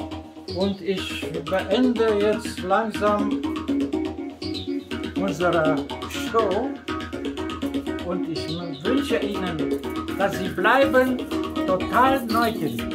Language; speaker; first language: German; non-native, fluent; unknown